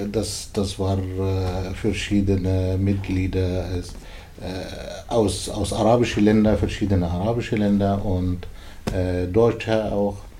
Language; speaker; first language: German; non-native, learner; Arabic